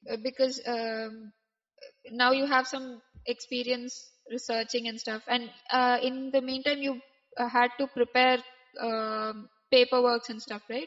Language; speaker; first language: English; non-native, local second language; Malayalam